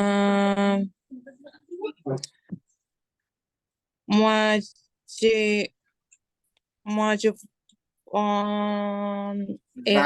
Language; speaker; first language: French; non-native, learner; Spanish